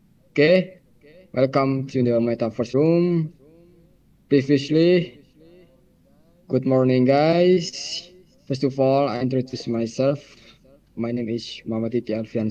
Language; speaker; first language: English; non-native, learner; Indonesian